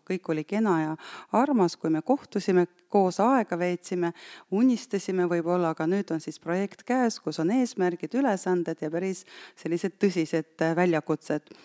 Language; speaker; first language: Estonian; non-native, local second language; Russian